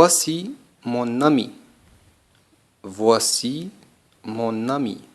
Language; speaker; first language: French; non-native, fluent; Arabic